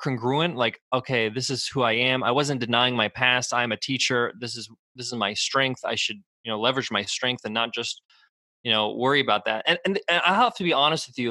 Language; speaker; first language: English; native; English